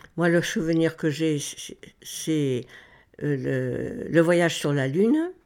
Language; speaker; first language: French; native; French